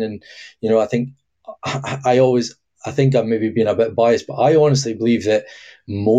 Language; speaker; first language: English; native; English